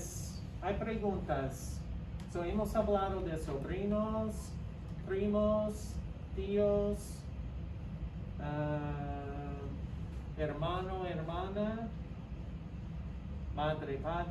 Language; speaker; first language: Spanish; non-native, fluent; English